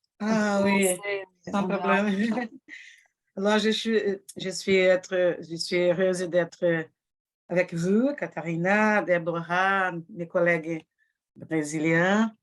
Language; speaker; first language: French; non-native, fluent; Portuguese